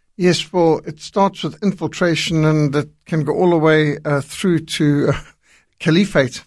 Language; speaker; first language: English; native; English